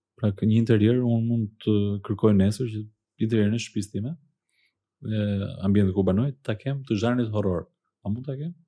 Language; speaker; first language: Albanian; early bilingual, heritage; Albanian